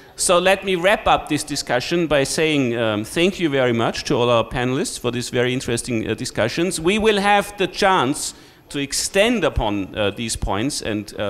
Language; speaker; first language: English; non-native, fluent; German